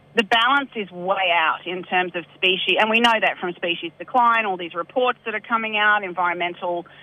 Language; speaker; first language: English; native; English